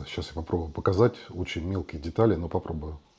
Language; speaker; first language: Russian; native; Russian